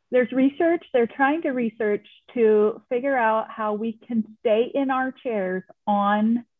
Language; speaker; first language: English; native; English